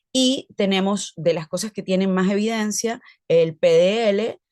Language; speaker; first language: Spanish; native; Spanish